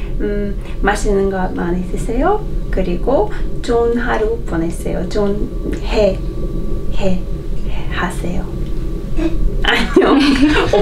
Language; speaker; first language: Korean; non-native, learner; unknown